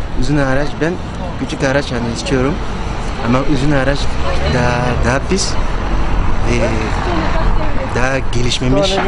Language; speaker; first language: Turkish; non-native, learner; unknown